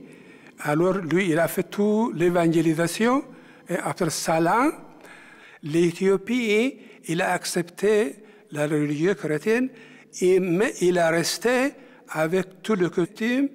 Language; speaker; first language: French; non-native, learner; Amharic